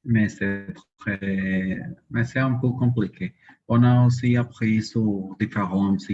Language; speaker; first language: French; non-native, learner; Spanish